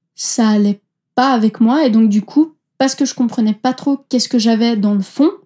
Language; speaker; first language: French; native; French